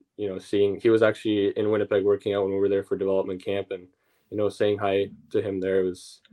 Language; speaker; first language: English; early bilingual, other home language; Russian